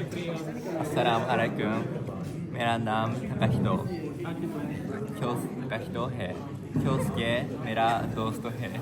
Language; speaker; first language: Hindi; non-native, learner; Japanese